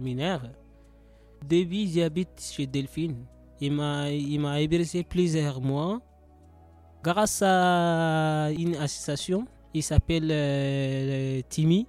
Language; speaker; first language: French; non-native, learner; Soninke